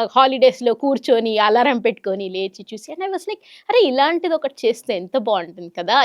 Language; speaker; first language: Telugu; non-native, local second language; Kannada